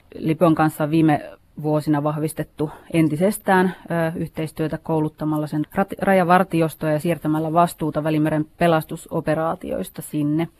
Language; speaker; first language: Finnish; native; Finnish